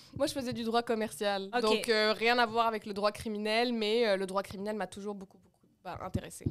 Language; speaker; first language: French; non-native, local second language; Arabic